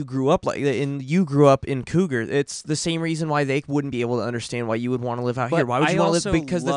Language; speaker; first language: English; native; English